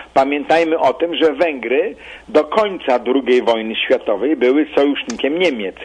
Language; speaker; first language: Polish; native; Polish